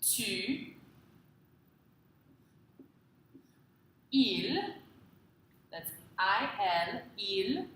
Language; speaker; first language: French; non-native, fluent; English